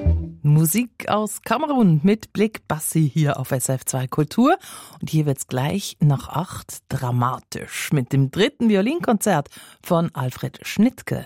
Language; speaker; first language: German; native; German